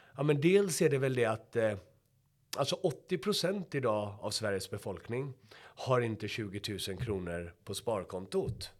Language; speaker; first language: Swedish; early bilingual, other home language; Persian